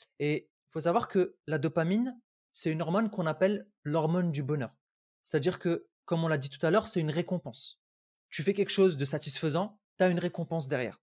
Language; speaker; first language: French; early bilingual, other home language; Arabic